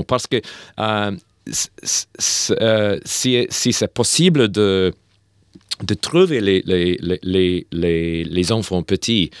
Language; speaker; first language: French; non-native, learner; English